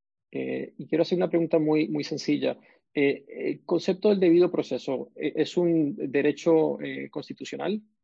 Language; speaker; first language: Spanish; native; Spanish